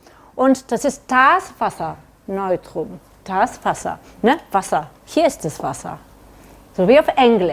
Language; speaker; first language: German; non-native, learner; Catalan